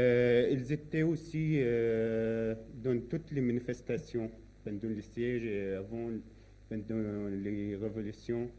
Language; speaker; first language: French; non-native, learner; Arabic